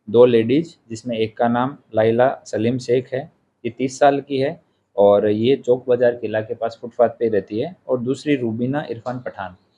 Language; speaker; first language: Hindi; non-native, local second language; Gujarati